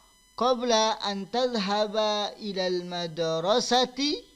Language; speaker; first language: Arabic; non-native, fluent; Indonesian